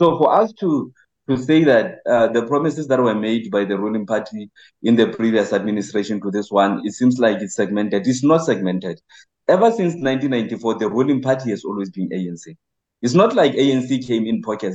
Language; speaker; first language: English; non-native, local second language; Southern Sotho